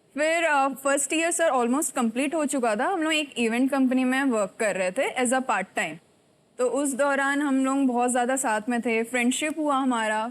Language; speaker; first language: Hindi; non-native, local second language; Bangla